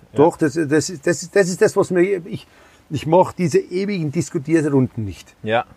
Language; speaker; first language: German; native; German